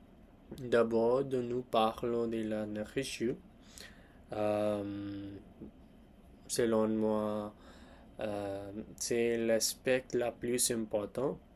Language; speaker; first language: French; non-native, learner; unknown